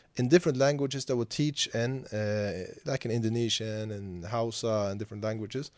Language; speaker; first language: English; non-native, fluent; Swedish